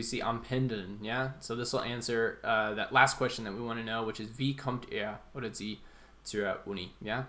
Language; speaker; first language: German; non-native, fluent; English